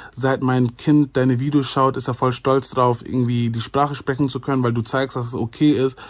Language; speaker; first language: German; native; German